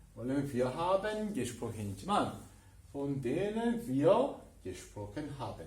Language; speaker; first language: German; non-native, fluent; Korean